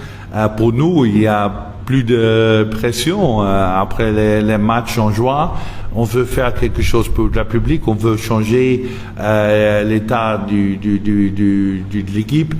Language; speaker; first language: French; non-native, local second language; Dutch